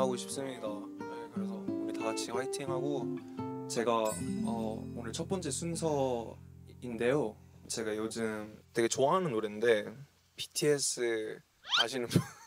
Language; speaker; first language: Korean; early bilingual, heritage; Korean